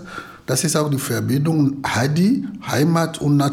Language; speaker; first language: German; non-native, learner; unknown